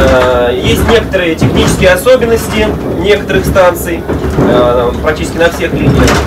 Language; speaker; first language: Russian; native; Russian